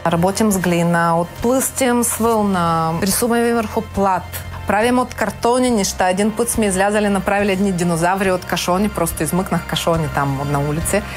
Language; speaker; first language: Bulgarian; non-native, fluent; Ukrainian